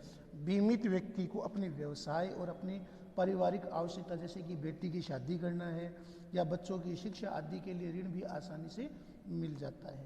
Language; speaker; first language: Hindi; native; Hindi